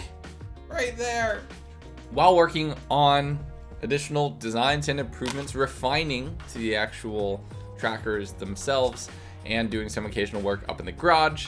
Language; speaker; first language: English; native; English